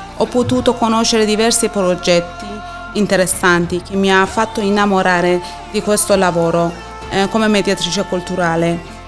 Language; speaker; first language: Italian; non-native, fluent; Persian